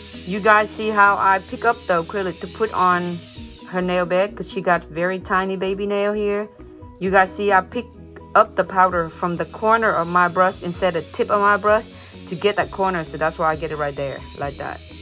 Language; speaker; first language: English; non-native, fluent; Vietnamese